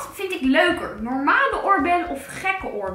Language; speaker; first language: Dutch; native; Dutch